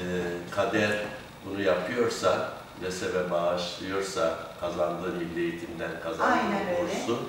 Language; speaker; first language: Turkish; native; Turkish